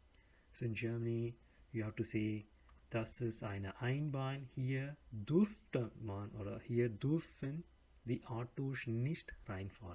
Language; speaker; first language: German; non-native, learner; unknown